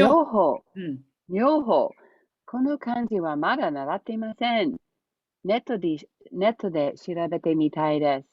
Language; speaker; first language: Japanese; non-native, learner; English